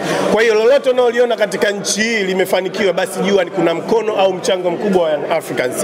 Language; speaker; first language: Swahili; native; Swahili